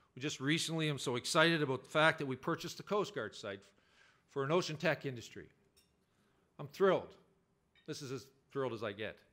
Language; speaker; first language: English; native; English